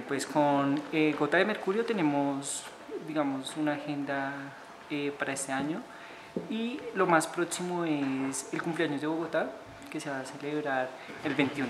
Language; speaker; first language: Spanish; native; Spanish